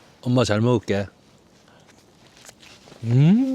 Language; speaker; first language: Korean; native; Korean